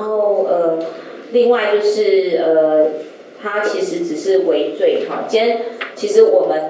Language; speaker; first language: Chinese; native; Chinese